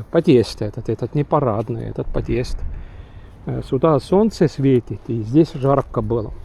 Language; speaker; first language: Russian; non-native, local second language; Estonian